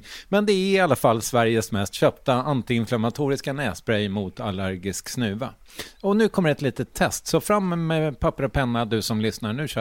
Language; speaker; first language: Swedish; native; Swedish